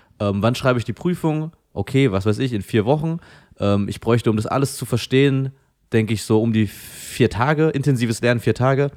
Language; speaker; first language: German; early bilingual, other home language; Filipino